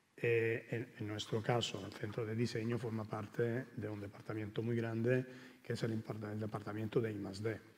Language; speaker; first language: Spanish; non-native, fluent; Italian